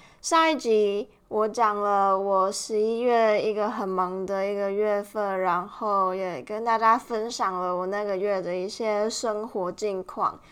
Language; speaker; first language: Chinese; native; Chinese